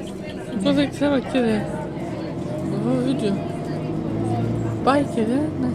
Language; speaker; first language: Greek; non-native, learner; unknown